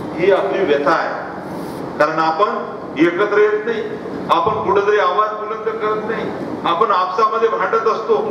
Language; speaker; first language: Marathi; non-native, local second language; Lambadi